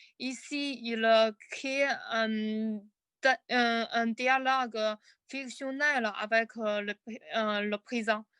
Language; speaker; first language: French; non-native, learner; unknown